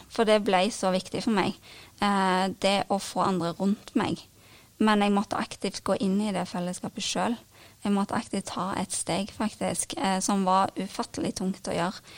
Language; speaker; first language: Norwegian; native; Norwegian